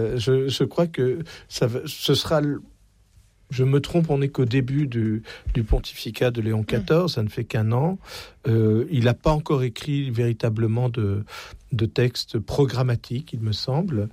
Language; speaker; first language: French; native; French